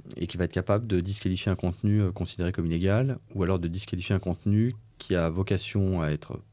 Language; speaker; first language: French; native; French